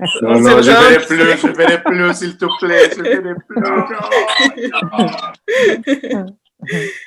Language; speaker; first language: French; non-native, fluent; Spanish